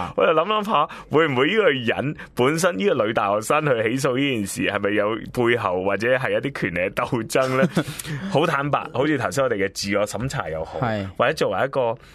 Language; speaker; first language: Cantonese; native; Cantonese